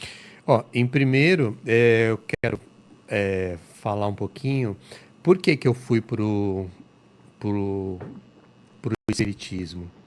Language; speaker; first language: Portuguese; native; Portuguese